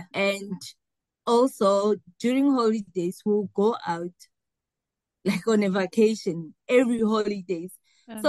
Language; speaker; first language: English; non-native, local second language; South Ndebele